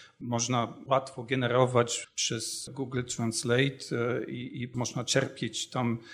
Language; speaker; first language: Polish; non-native, fluent; German